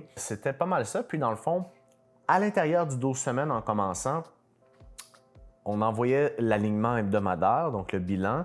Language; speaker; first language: French; native; French